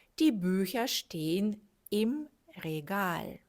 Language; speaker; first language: German; non-native, fluent; Ukrainian